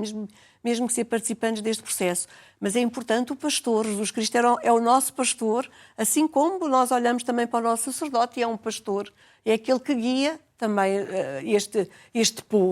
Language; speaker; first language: Portuguese; native; Portuguese